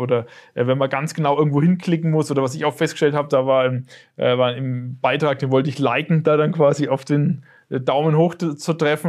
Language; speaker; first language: German; native; German